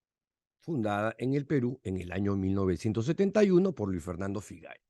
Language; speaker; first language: Spanish; native; Spanish